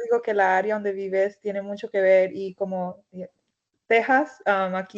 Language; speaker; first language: Spanish; early bilingual, heritage; Spanish